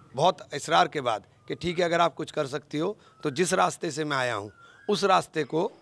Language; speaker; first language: Hindi; native; Hindi